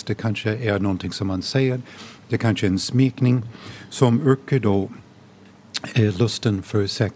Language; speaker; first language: Swedish; non-native, fluent; English